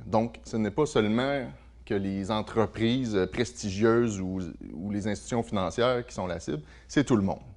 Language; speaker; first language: French; native; French